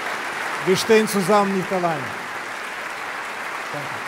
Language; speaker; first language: German; non-native, fluent; Ukrainian